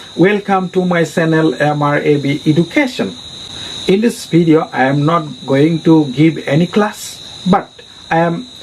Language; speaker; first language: English; non-native, local second language; Assamese